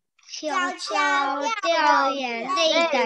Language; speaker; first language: Chinese; early bilingual, heritage; Chinese